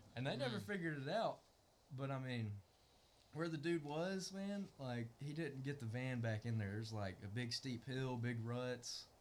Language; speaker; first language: English; native; English